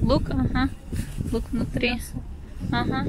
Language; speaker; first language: Russian; non-native, fluent; English